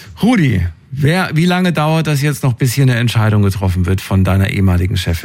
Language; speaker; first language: German; native; German